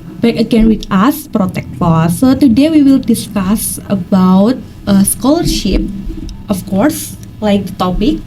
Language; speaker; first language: English; non-native, learner; Indonesian